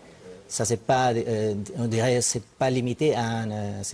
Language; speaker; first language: French; non-native, fluent; Spanish